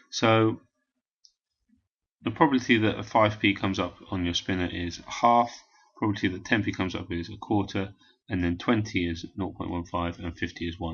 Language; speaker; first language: English; native; English